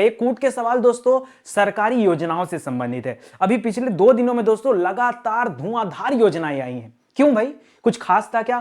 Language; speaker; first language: Hindi; native; Hindi